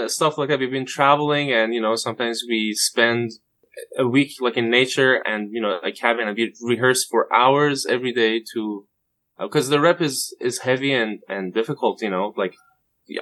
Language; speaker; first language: English; non-native, fluent; Persian